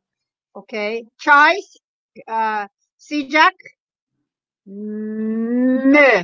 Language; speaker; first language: Turkish; non-native, learner; English